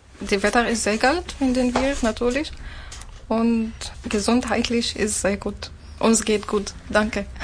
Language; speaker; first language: German; non-native, learner; Arabic